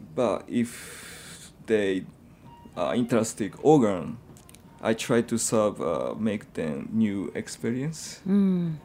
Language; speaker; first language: English; non-native, fluent; Japanese